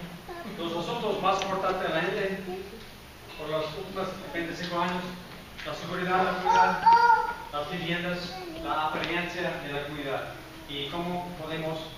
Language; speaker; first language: Spanish; non-native, fluent; English